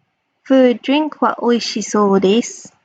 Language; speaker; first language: Japanese; non-native, fluent; English